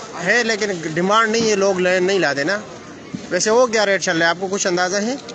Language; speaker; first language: Urdu; non-native, local second language; Pashto